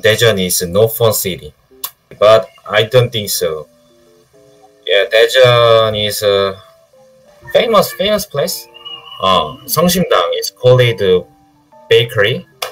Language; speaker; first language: English; non-native, learner; Korean